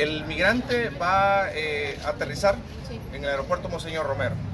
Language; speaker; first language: Spanish; native; Spanish